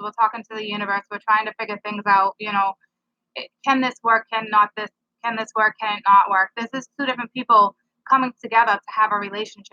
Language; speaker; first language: English; native; English